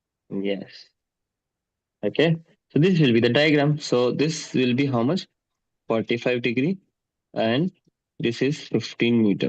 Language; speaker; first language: English; non-native, local second language; Hindi